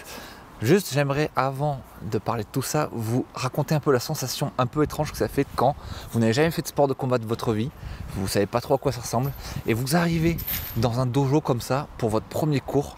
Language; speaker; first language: French; native; French